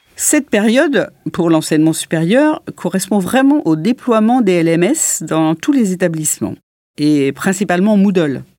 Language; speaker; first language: French; native; French